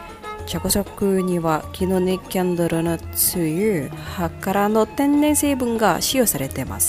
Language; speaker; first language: Japanese; non-native, fluent; Indonesian